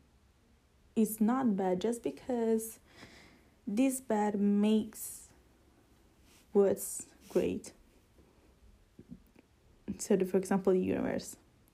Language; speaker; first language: English; non-native, fluent; Italian